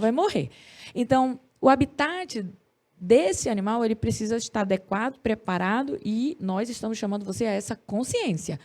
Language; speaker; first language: Portuguese; native; Portuguese